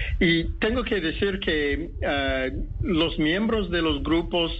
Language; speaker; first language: Spanish; non-native, fluent; English